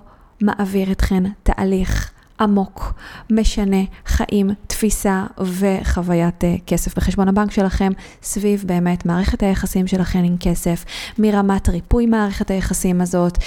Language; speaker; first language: Hebrew; native; Hebrew